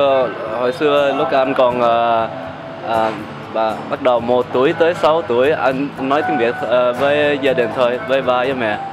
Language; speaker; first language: Vietnamese; early bilingual, heritage; German